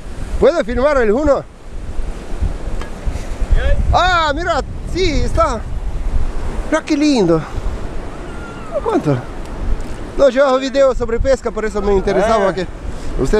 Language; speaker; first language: Spanish; non-native, fluent; Russian